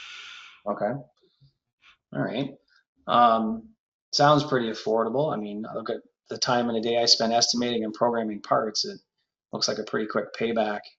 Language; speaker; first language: English; native; English